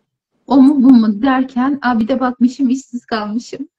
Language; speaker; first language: Turkish; native; Turkish